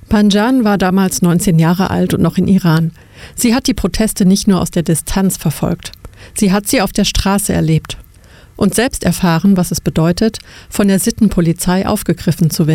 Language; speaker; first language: German; native; German